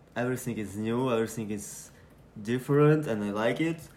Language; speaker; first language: English; non-native, learner; Ukrainian